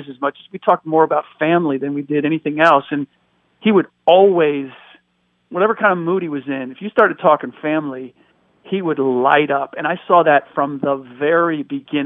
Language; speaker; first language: English; early bilingual, other home language; German